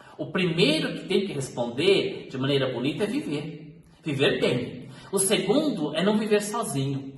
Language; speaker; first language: Portuguese; native; Portuguese